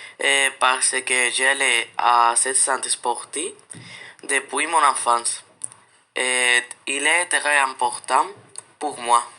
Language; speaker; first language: French; non-native, learner; Spanish